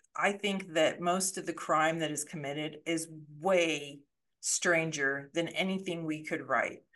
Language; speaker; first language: English; native; English